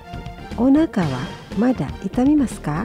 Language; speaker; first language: Japanese; non-native, fluent; Indonesian